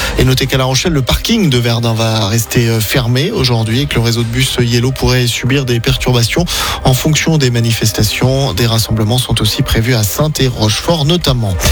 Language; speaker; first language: French; native; French